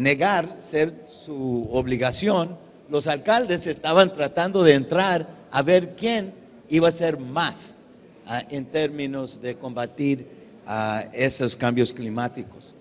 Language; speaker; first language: Spanish; early bilingual, heritage; English